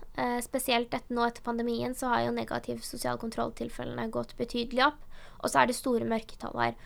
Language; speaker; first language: Norwegian; early bilingual, other home language; Urdu